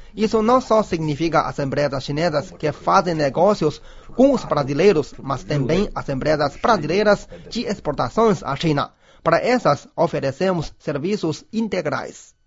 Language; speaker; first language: Portuguese; non-native, fluent; Chinese